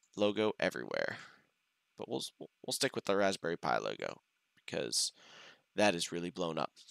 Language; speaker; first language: English; native; English